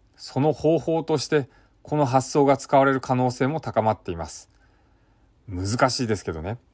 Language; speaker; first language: Japanese; native; Japanese